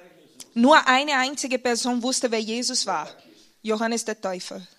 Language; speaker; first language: German; non-native, fluent; Portuguese